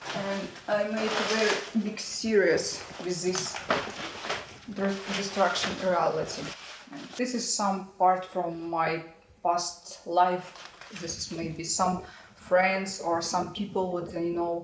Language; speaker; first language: English; non-native, learner; Ukrainian